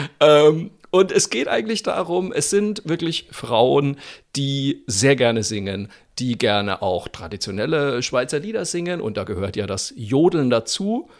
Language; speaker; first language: German; native; German